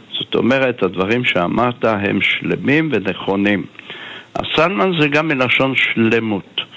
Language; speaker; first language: Hebrew; native; Hebrew